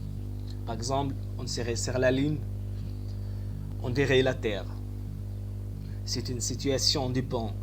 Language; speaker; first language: French; non-native, fluent; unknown